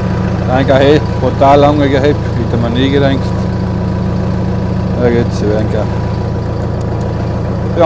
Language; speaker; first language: German; native; German